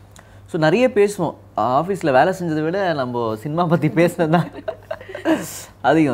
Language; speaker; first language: Tamil; native; Tamil